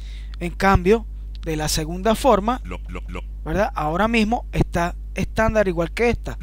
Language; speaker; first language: Spanish; native; Spanish